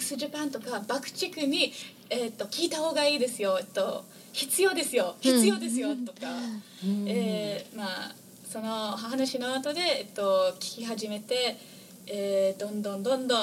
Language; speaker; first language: Japanese; non-native, fluent; English